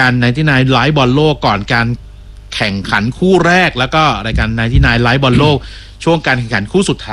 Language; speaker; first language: Thai; native; Thai